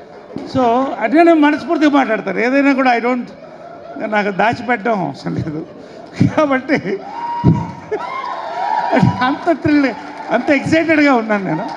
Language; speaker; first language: Telugu; native; Telugu